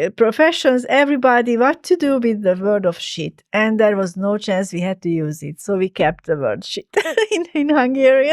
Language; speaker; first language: English; non-native, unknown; Hungarian